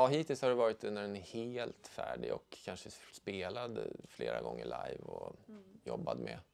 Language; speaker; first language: Swedish; native; Swedish